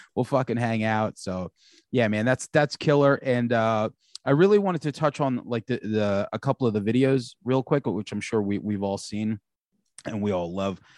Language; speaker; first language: English; native; English